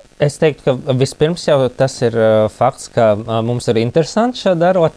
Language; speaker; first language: Latvian; native; Latvian